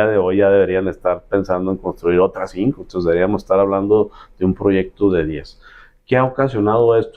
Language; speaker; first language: Spanish; native; Spanish